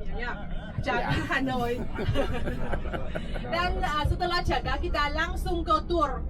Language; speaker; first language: Indonesian; non-native, fluent; Vietnamese